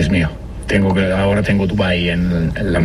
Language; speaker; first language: Spanish; non-native, learner; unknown